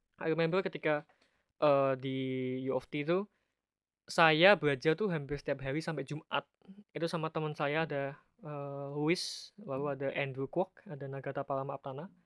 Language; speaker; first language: Indonesian; native; Indonesian